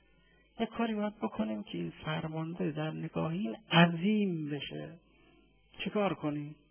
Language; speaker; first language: Persian; native; Persian